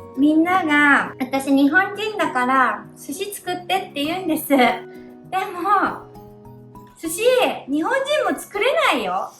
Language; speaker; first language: Japanese; native; Japanese